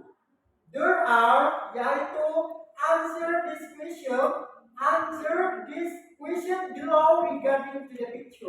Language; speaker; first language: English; non-native, learner; Indonesian